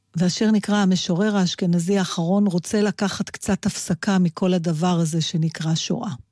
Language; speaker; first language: Hebrew; native; Hebrew